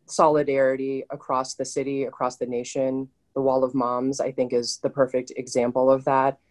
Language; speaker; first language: English; native; English